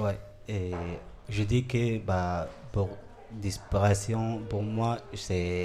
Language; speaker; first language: French; non-native, learner; Somali